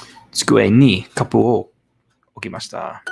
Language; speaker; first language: Japanese; non-native, learner; English